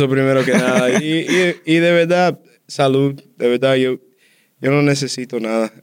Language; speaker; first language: Spanish; early bilingual, heritage; Spanish